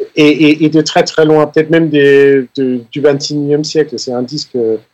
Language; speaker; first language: French; non-native, fluent; Danish